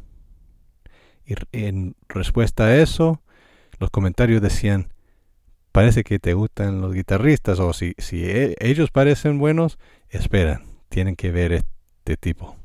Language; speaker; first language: Spanish; non-native, fluent; English